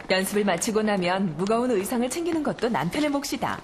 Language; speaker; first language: Korean; native; Korean